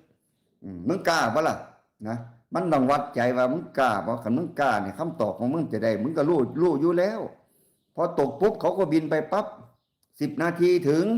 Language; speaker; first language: Thai; non-native, local second language; Lao